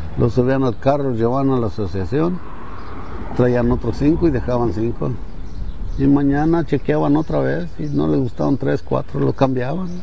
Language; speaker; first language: Spanish; native; Spanish